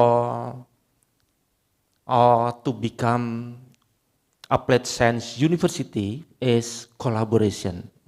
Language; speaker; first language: English; non-native, learner; Indonesian